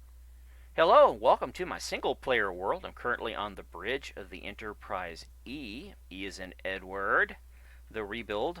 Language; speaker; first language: English; native; English